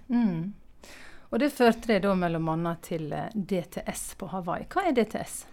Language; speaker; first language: Norwegian; native; Norwegian